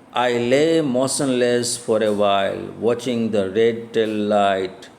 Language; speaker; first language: English; non-native, local second language; Gujarati